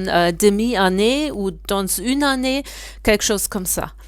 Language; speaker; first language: French; non-native, learner; German